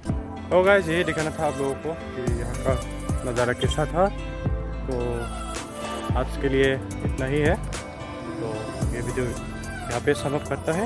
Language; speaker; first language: Hindi; non-native, local second language; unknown